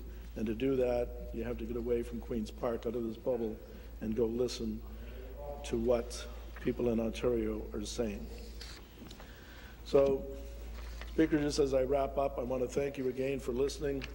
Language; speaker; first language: English; native; English